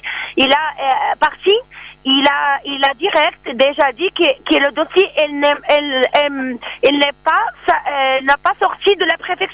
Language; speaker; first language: French; non-native, learner; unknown